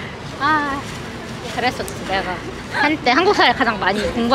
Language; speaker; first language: Korean; native; Korean